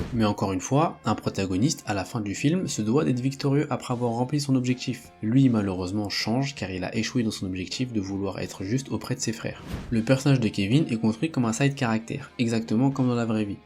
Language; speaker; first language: French; native; French